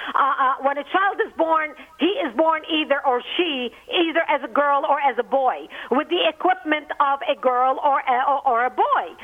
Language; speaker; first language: English; non-native, fluent; Arabic